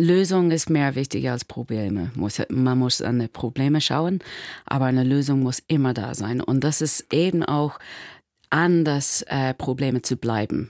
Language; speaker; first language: German; non-native, learner; English